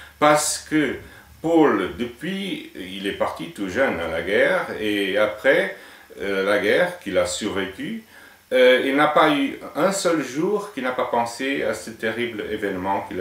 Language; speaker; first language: French; non-native, fluent; Portuguese